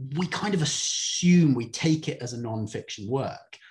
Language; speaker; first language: English; native; English